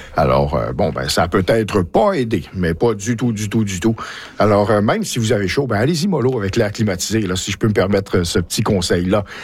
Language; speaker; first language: French; native; French